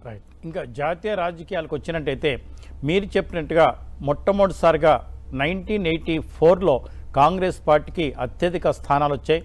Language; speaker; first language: Telugu; native; Telugu